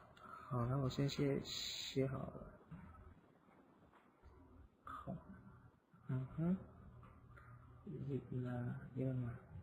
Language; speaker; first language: Chinese; non-native, fluent; Indonesian